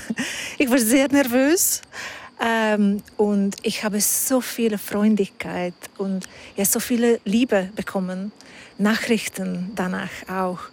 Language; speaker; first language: German; non-native, fluent; Hungarian